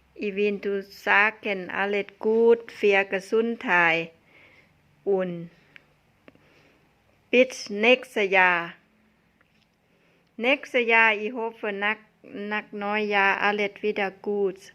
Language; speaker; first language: German; non-native, learner; Thai